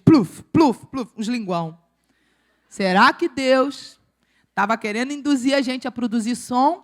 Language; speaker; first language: Portuguese; native; Portuguese